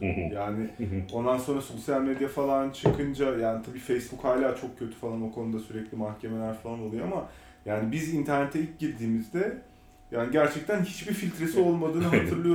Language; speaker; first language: Turkish; native; Turkish